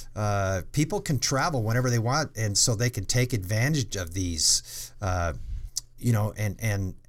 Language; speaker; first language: English; native; English